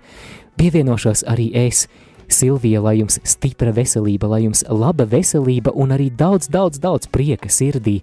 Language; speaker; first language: Latvian; native; Latvian